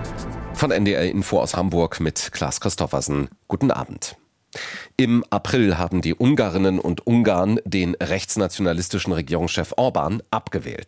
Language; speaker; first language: German; native; German